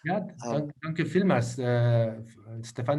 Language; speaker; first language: German; non-native, learner; French